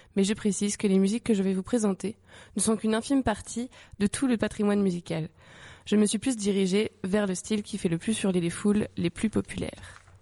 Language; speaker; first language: French; native; French